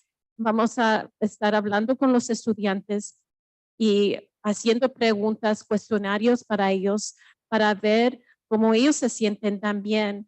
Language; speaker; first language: Spanish; early bilingual, heritage; Spanish